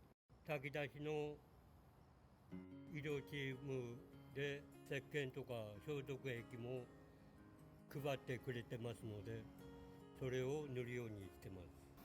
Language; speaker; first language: Japanese; native; Japanese